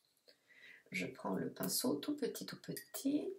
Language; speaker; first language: French; non-native, fluent; Italian